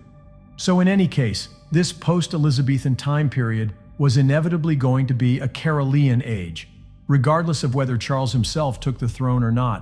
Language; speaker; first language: English; native; English